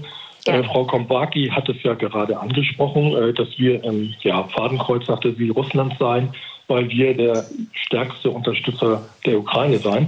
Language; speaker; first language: German; native; German